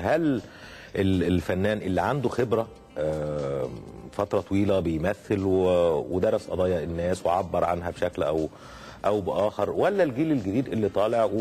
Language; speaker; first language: Arabic; native; Arabic